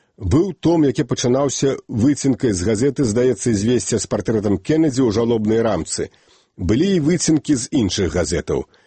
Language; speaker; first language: Belarusian; native; Belarusian